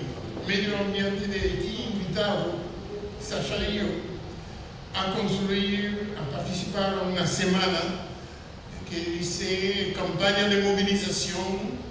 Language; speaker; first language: Spanish; non-native, fluent; French